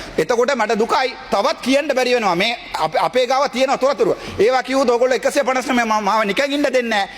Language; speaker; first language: Sinhala; non-native, local second language; Tamil